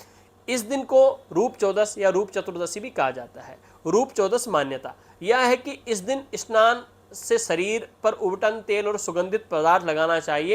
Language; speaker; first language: Hindi; native; Hindi